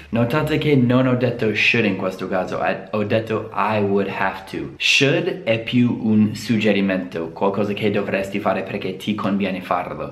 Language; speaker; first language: Italian; non-native, fluent; English